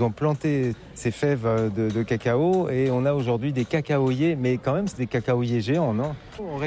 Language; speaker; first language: French; native; French